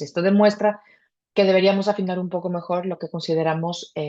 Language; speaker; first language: Spanish; native; Spanish